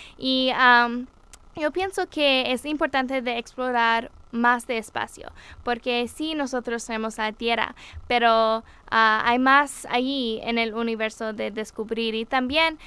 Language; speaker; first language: Spanish; non-native, learner; English